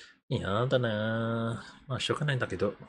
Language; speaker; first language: Japanese; non-native, learner; English